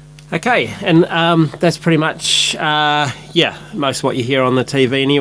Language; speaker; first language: English; native; English